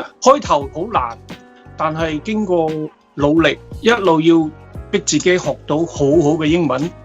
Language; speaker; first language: Cantonese; native; Cantonese